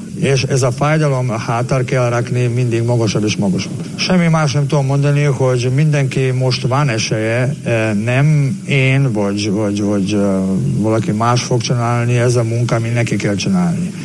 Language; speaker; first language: Hungarian; non-native, learner; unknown